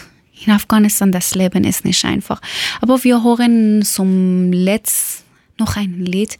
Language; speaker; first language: German; non-native, learner; Persian